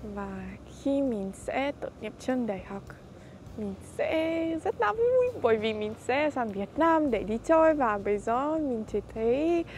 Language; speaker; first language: Vietnamese; non-native, fluent; Russian